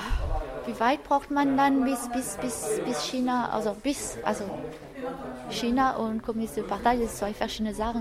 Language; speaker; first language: German; non-native, fluent; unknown